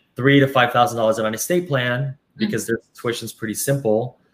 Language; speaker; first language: English; early bilingual, other home language; Spanish